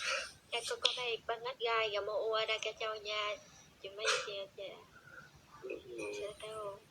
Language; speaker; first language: Indonesian; non-native, learner; Vietnamese